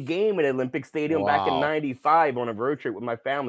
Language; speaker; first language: English; native; English